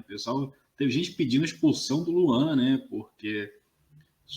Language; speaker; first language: Portuguese; native; Portuguese